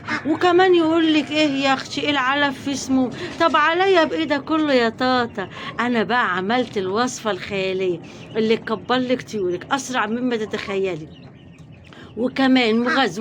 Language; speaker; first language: Arabic; native; Arabic